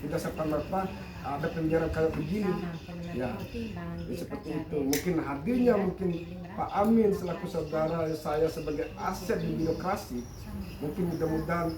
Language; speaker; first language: Indonesian; non-native, local second language; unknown